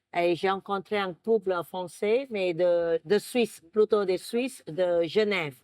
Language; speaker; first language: French; non-native, fluent; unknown